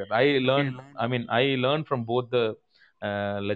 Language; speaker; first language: English; non-native, local second language; Tamil